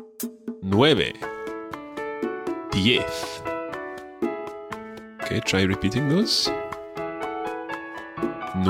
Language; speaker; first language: Spanish; non-native, fluent; English